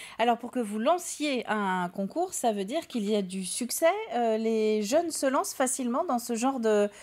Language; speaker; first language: French; native; French